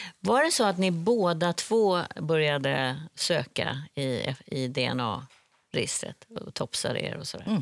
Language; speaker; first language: Swedish; native; Swedish